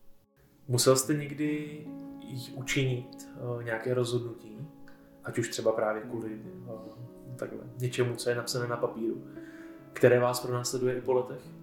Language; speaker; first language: Czech; native; Czech